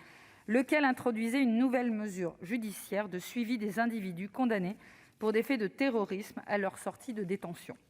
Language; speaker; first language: French; native; French